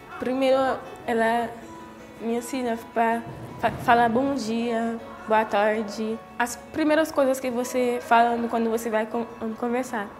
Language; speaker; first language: Portuguese; non-native, learner; Haitian Creole